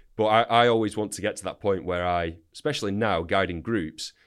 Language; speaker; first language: English; native; English